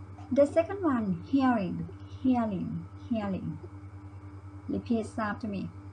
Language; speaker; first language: English; non-native, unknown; Thai